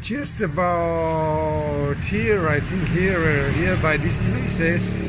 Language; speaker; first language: English; non-native, fluent; German